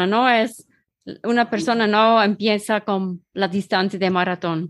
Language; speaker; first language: Spanish; non-native, learner; German